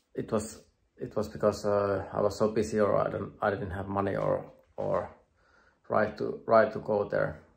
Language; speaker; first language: English; non-native, fluent; Finnish